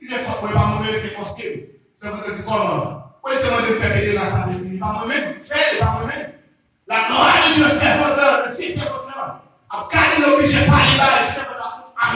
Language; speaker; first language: French; non-native, local second language; Haitian Creole